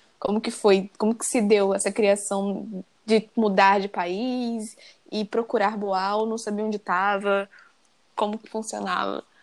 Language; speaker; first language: Portuguese; native; Portuguese